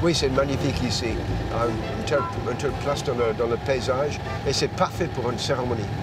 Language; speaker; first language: French; non-native, fluent; English